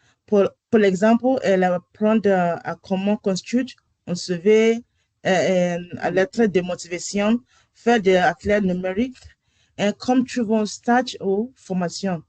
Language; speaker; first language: French; non-native, learner; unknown